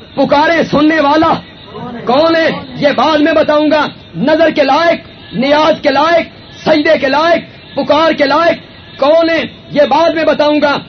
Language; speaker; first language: Urdu; non-native, local second language; Punjabi